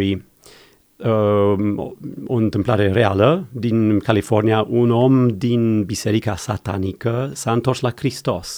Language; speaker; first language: Romanian; non-native, fluent; English